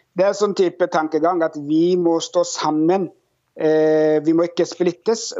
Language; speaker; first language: Norwegian; non-native, fluent; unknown